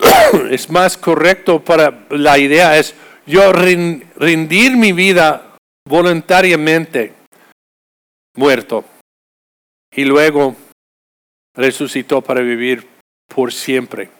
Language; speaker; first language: Spanish; non-native, fluent; English